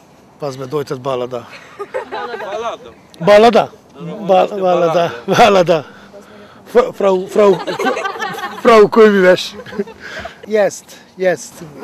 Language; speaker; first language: German; non-native, learner; Hungarian